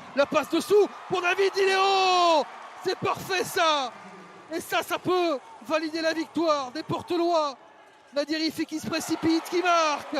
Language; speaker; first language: French; native; French